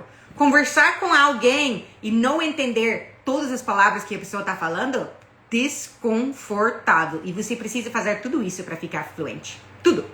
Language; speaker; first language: Portuguese; non-native, fluent; English